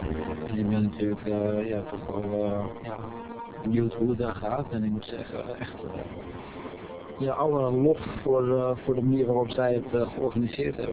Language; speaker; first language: Dutch; native; Dutch